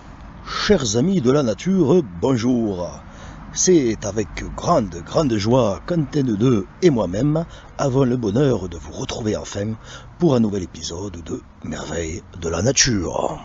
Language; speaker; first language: French; native; French